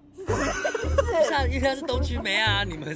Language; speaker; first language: Chinese; native; Chinese